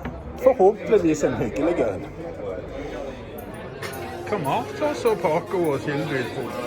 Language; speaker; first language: Norwegian; native; Norwegian